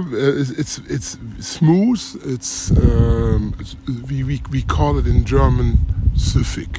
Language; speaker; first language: English; non-native, learner; German